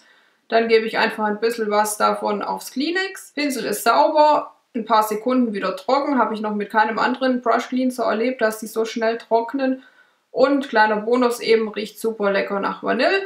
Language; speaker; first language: German; native; German